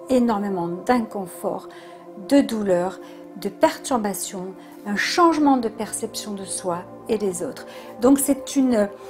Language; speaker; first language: French; native; French